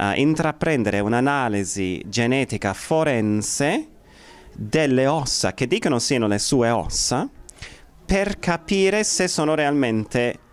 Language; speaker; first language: Italian; non-native, fluent; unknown